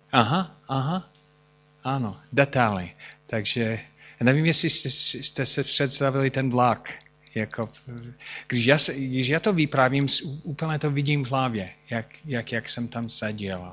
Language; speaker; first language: Czech; non-native, fluent; English